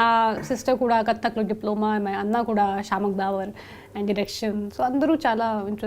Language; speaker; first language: Telugu; non-native, local second language; Hindi